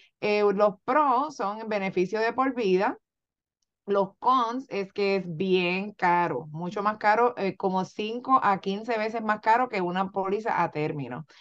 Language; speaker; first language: Spanish; native; Spanish